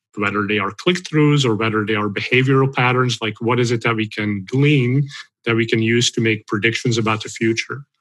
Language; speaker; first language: English; non-native, fluent; Dutch